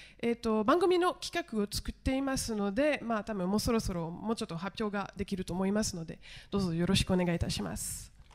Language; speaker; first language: Japanese; non-native, fluent; French